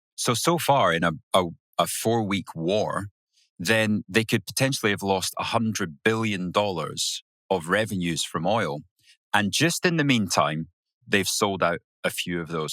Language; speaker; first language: English; native; English